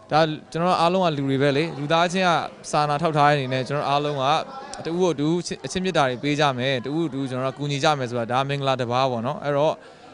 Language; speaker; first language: Burmese; native; Burmese